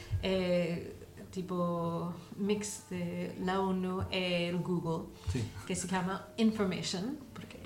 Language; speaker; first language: Italian; non-native, learner; English